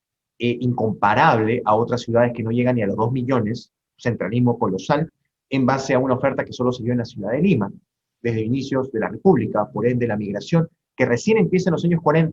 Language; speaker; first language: Spanish; native; Spanish